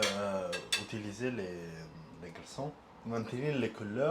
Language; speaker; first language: French; non-native, learner; Italian